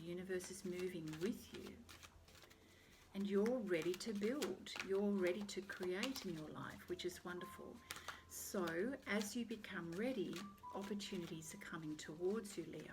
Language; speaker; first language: English; native; English